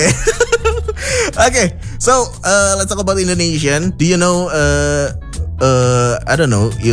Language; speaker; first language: English; non-native, fluent; Indonesian